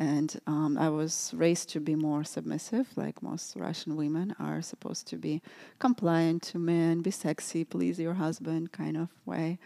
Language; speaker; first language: English; non-native, fluent; Russian